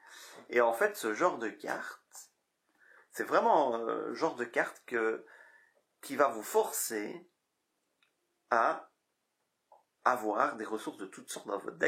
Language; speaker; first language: French; native; French